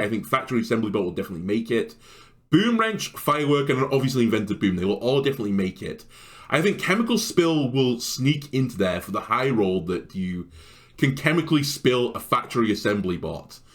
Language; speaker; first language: English; native; English